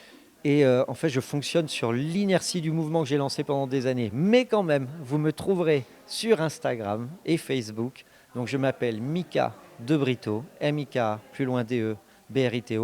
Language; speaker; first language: French; native; French